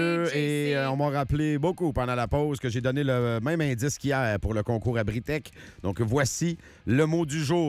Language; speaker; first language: French; native; French